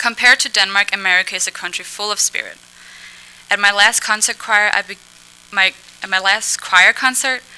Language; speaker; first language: English; non-native, fluent; Danish